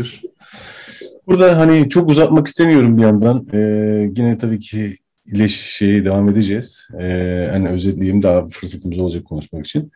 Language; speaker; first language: Turkish; native; Turkish